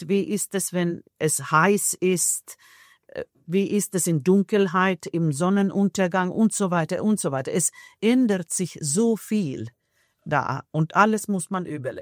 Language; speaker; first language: German; non-native, fluent; Finnish